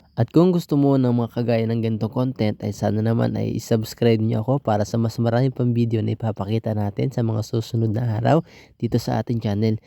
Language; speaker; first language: Filipino; native; Filipino